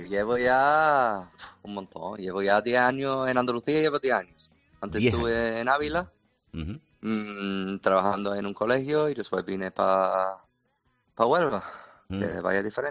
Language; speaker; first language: Spanish; non-native, fluent; English